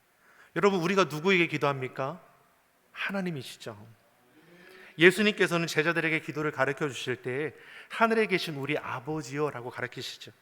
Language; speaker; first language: Korean; native; Korean